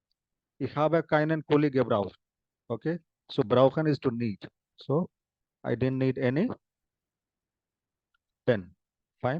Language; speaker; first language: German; non-native, fluent; Hindi